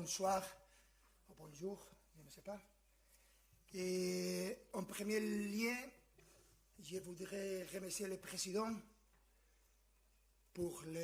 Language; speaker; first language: French; non-native, fluent; Spanish